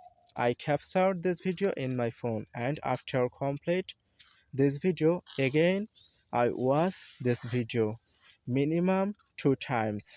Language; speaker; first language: English; non-native, learner; Bangla